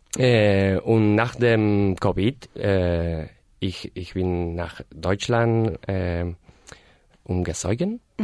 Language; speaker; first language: German; non-native, learner; Spanish